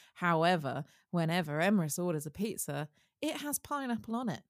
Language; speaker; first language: English; early bilingual, other home language; Italian